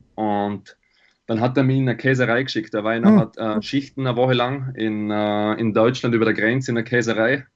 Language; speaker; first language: German; native; German